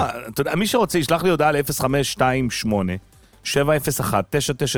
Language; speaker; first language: Hebrew; native; Hebrew